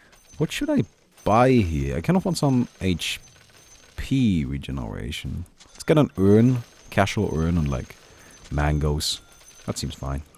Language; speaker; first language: English; non-native, fluent; German